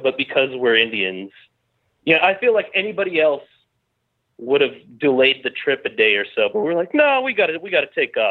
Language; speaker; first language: English; native; English